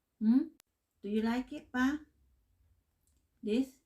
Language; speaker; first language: English; non-native, learner; Thai